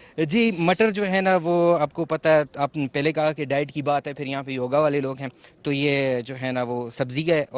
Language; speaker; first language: Urdu; non-native, local second language; Pashto